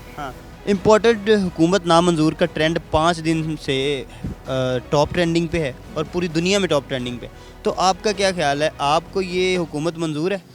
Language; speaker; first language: Urdu; native; Urdu